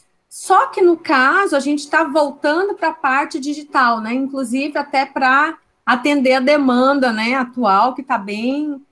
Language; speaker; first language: Portuguese; native; Portuguese